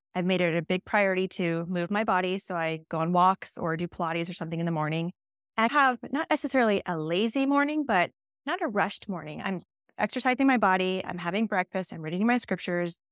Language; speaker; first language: English; native; English